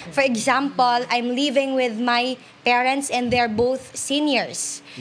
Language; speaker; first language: English; non-native, local second language; Hiligaynon